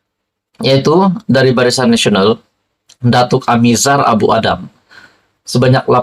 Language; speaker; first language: Malay; native; Malay